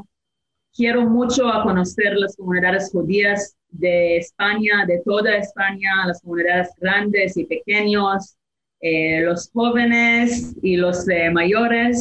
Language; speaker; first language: Spanish; non-native, fluent; Hebrew